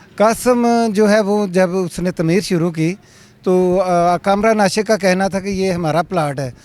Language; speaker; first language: Urdu; non-native, local second language; Punjabi